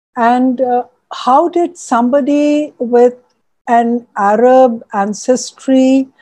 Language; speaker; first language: English; non-native, local second language; Urdu